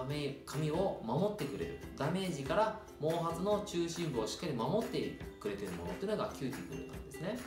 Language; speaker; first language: Japanese; native; Japanese